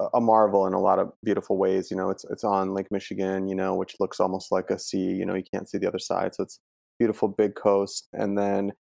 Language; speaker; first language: English; early bilingual, other home language; Italian